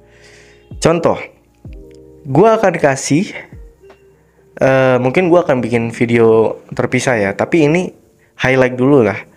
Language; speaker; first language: Indonesian; native; Indonesian